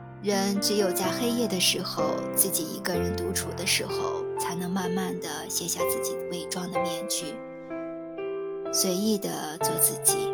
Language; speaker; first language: Chinese; native; Chinese